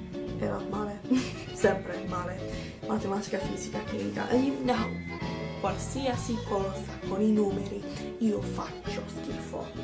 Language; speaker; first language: Italian; non-native, learner; English